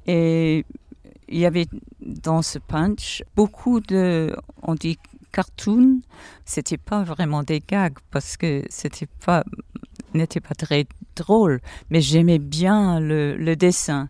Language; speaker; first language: French; non-native, fluent; English